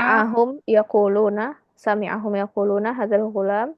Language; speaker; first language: Arabic; non-native, fluent; Indonesian